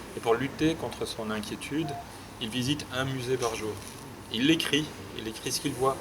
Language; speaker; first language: French; native; French